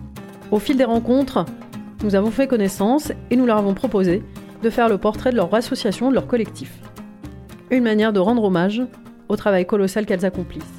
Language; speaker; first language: French; native; French